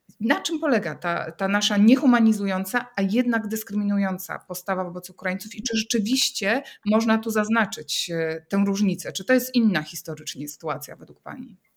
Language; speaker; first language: Polish; native; Polish